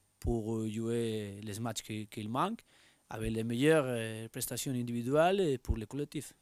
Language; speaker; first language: French; non-native, learner; Spanish